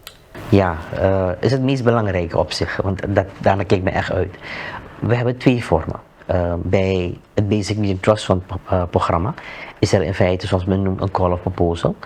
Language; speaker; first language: Dutch; native; Dutch